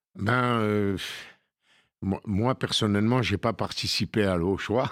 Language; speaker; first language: French; native; French